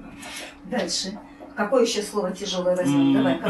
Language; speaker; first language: Russian; native; Russian